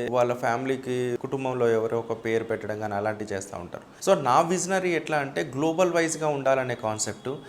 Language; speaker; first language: Telugu; native; Telugu